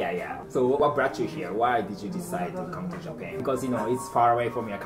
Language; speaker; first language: English; non-native, fluent; Japanese